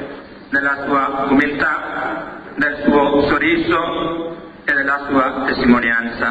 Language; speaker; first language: Italian; non-native, fluent; Malayalam